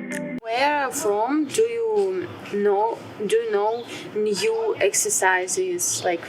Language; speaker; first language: English; non-native, learner; Russian